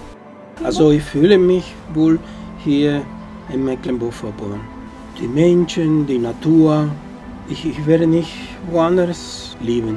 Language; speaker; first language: German; non-native, fluent; Spanish